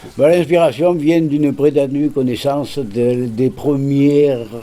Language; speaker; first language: French; non-native, fluent; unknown